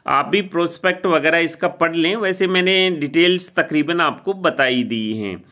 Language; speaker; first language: Hindi; native; Hindi